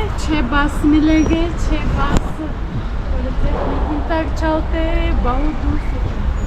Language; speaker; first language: Hindi; non-native, learner; Tajik